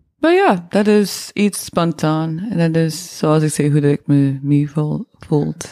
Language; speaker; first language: Dutch; non-native, fluent; English